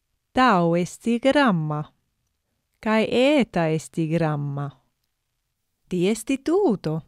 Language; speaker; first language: Greek; non-native, fluent; English